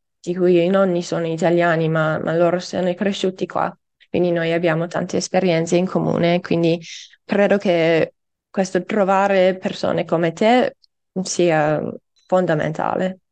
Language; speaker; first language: Italian; non-native, fluent; English